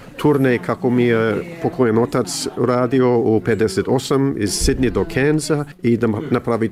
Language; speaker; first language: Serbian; early bilingual, heritage; English